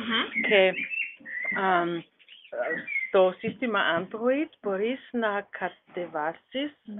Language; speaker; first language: Greek; non-native, learner; German